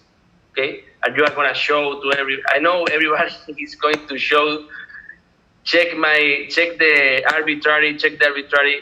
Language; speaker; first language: English; non-native, learner; Spanish